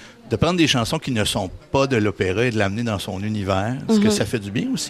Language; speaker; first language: French; native; French